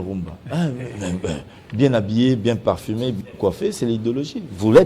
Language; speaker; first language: French; non-native, local second language; Lingala